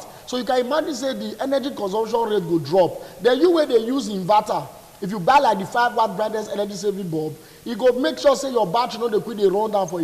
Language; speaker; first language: English; non-native, local second language; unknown